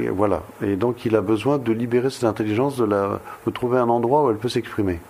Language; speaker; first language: French; native; French